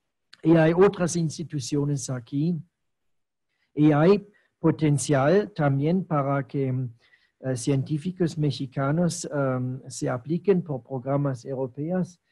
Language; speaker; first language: Spanish; non-native, fluent; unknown